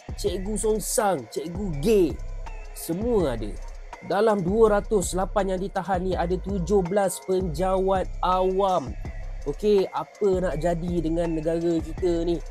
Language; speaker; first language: Malay; native; Malay